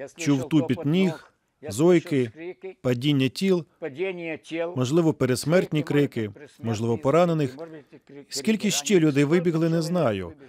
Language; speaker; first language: Ukrainian; native; Ukrainian